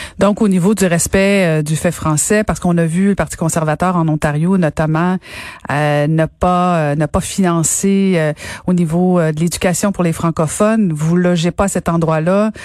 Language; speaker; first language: French; native; French